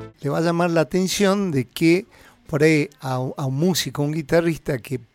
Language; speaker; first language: Spanish; native; Spanish